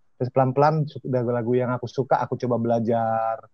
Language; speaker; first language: Indonesian; native; Indonesian